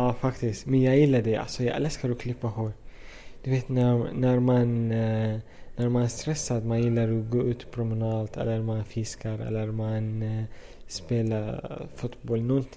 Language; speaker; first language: Swedish; non-native, fluent; Arabic